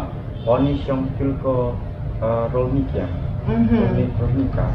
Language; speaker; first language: Polish; non-native, learner; Balinese